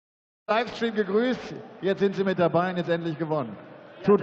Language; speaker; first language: German; native; German